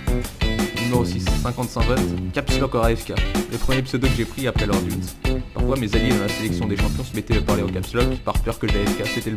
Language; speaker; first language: French; native; French